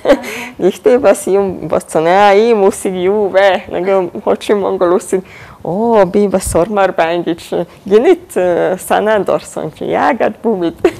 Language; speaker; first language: Mongolian; non-native, fluent; Hungarian